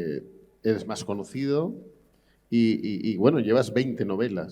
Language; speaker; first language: Spanish; native; Spanish